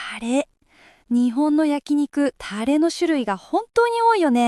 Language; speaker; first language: Japanese; native; Japanese